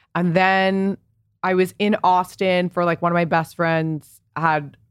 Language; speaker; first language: English; early bilingual, other home language; Italian